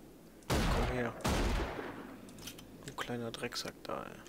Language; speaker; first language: German; native; German